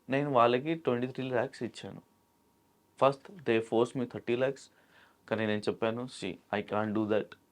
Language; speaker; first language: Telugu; non-native, local second language; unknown